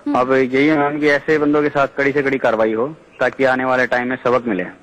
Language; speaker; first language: Hindi; native; Hindi